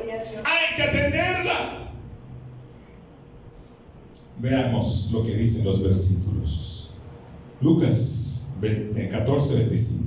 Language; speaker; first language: Spanish; native; Spanish